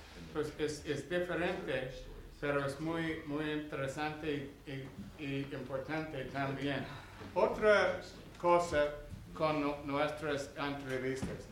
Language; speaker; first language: Spanish; non-native, learner; English